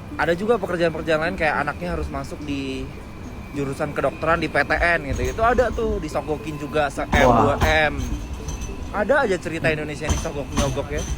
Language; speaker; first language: Indonesian; native; Indonesian